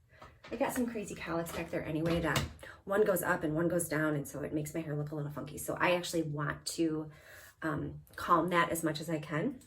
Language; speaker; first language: English; native; English